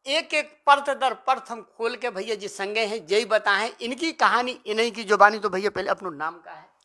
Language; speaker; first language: Hindi; native; Hindi